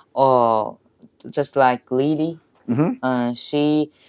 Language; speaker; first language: English; non-native, learner; Chinese